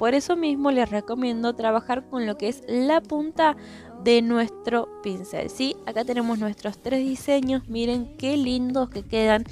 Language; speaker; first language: Spanish; native; Spanish